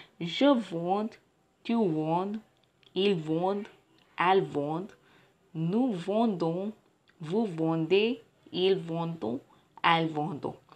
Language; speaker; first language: French; non-native, learner; Tamil